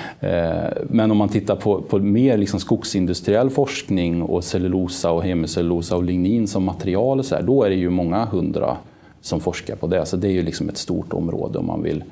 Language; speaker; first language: Swedish; native; Swedish